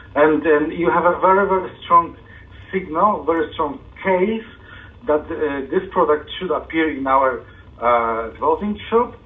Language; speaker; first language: English; non-native, fluent; Polish